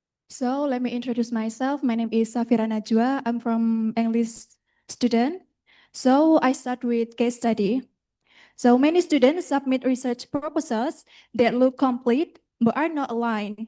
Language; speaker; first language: English; non-native, learner; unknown